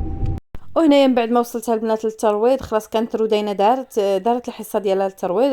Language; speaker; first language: Arabic; native; Arabic